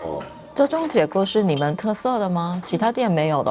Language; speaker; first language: Chinese; non-native, fluent; Korean